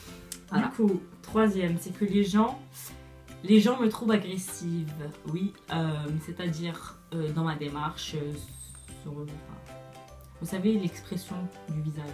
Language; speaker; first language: French; native; French